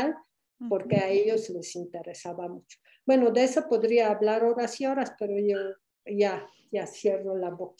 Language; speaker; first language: Spanish; non-native, fluent; Polish